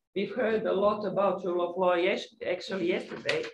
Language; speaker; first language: English; non-native, fluent; Croatian